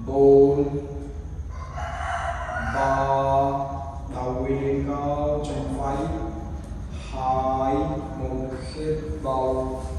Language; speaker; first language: Vietnamese; non-native, learner; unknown